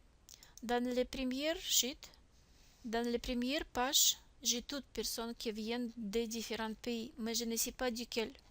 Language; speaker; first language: French; non-native, learner; Russian